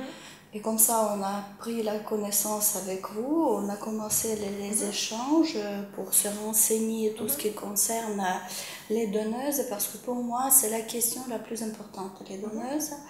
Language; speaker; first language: French; non-native, fluent; Ukrainian